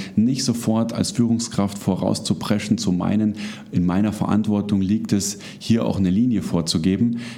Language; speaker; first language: German; native; German